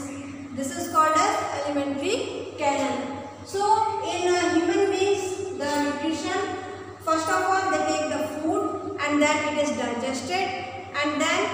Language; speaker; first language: English; non-native, local second language; Hindi